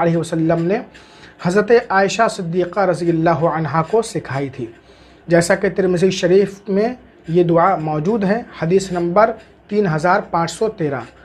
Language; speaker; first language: Hindi; native; Hindi